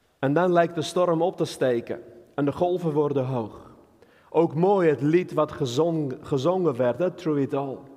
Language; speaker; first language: Dutch; non-native, fluent; Armenian